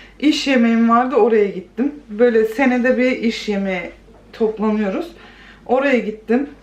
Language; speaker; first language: Turkish; early bilingual, heritage; Turkish